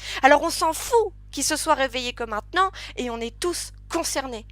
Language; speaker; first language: French; native; French